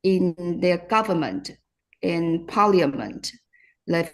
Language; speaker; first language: English; non-native, fluent; Chinese